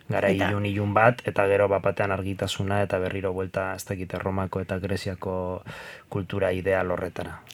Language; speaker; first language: Basque; non-native, local second language; Spanish